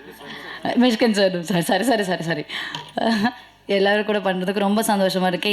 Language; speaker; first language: Tamil; non-native, learner; Telugu